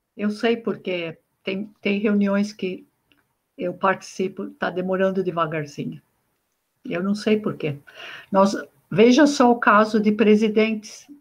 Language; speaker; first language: Portuguese; native; Portuguese